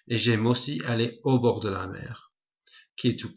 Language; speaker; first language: French; non-native, fluent; English